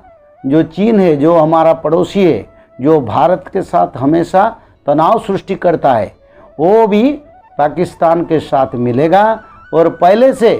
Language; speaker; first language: Hindi; non-native, local second language; Odia